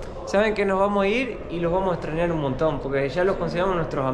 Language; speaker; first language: Spanish; native; Spanish